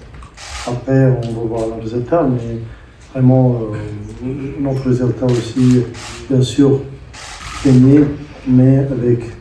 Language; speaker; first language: French; non-native, learner; Arabic